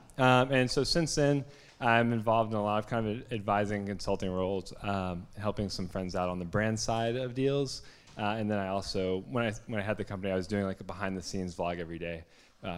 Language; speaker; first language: English; native; English